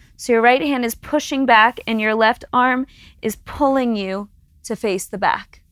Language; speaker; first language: English; native; English